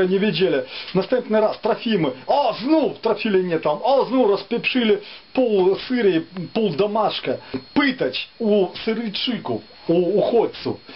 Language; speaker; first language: Polish; non-native, fluent; Ukrainian